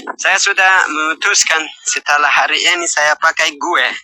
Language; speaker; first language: Indonesian; non-native, learner; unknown